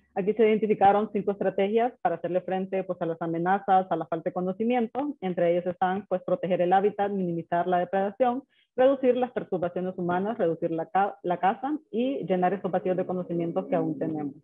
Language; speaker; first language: Spanish; native; Spanish